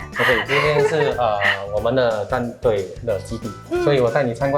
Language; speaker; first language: Chinese; non-native, local second language; English